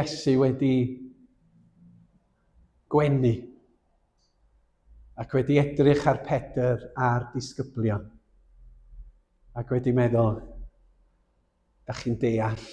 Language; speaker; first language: Welsh; native; Welsh